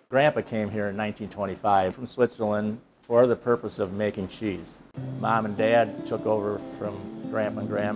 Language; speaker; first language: English; native; English